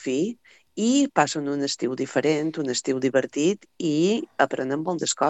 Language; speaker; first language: Catalan; native; Catalan